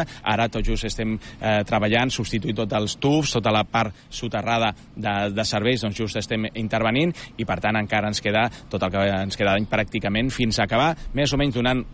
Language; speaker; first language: Catalan; native; Catalan